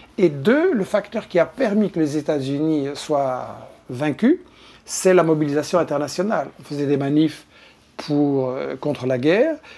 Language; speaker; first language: French; native; French